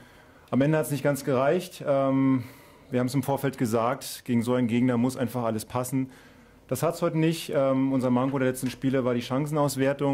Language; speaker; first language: German; native; German